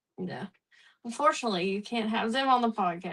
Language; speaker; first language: English; native; English